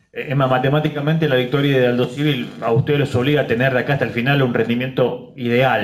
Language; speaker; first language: Spanish; native; Spanish